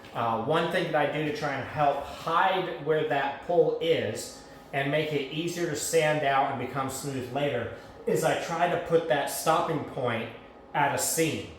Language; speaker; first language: English; native; English